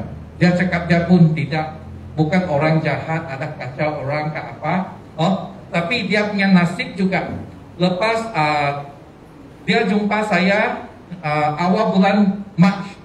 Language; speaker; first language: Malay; non-native, local second language; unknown